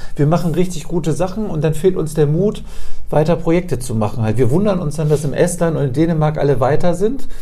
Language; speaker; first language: German; native; German